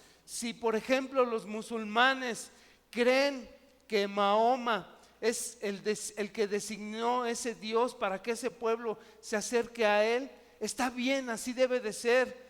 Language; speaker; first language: Spanish; native; Spanish